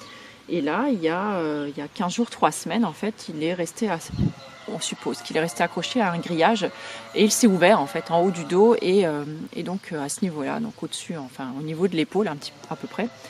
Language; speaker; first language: French; native; French